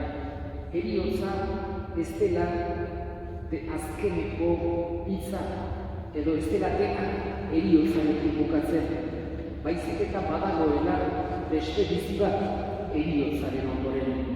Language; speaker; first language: Basque; native; Basque